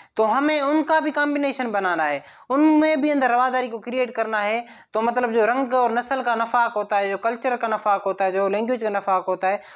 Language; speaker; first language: Urdu; non-native, local second language; Sindhi